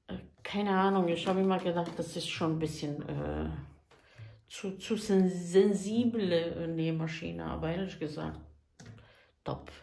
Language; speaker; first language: German; non-native, fluent; Bosnian